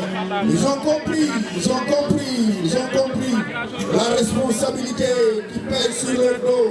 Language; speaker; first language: French; non-native, local second language; Wolof